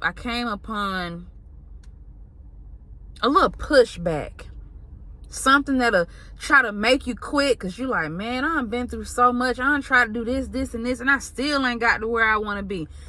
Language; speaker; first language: English; native; English